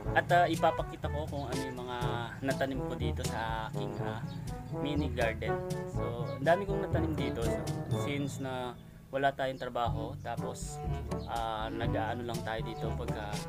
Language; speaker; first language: Filipino; non-native, local second language; Pampanga